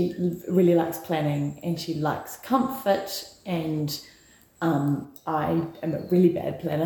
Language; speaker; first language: English; native; English